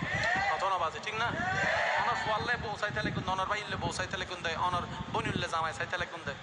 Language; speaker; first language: Bangla; non-native, local second language; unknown